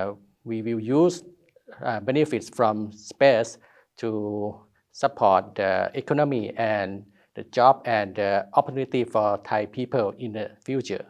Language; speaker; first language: English; non-native, learner; Thai